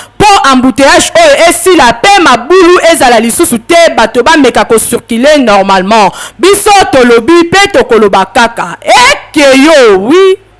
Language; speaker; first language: Lingala; native; Lingala